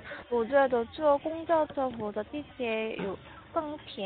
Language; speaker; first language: Chinese; non-native, learner; Korean